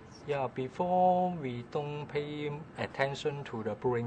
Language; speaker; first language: English; non-native, local second language; Cantonese